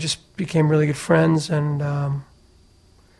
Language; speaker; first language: English; native; English